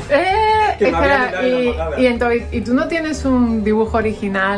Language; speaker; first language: Spanish; native; Spanish